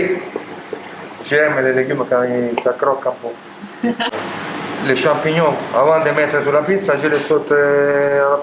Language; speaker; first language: French; non-native, learner; Italian